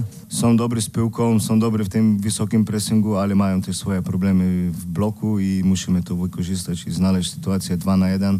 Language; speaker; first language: Polish; non-native, learner; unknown